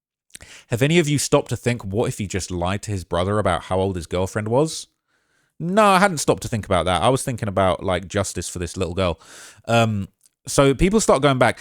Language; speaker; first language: English; native; English